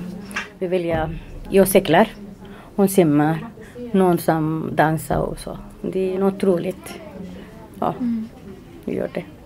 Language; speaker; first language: Swedish; non-native, learner; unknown